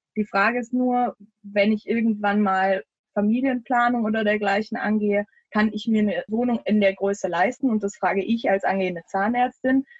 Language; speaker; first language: German; native; German